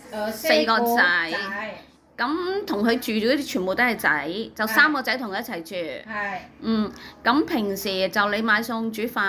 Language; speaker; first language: Cantonese; native; Cantonese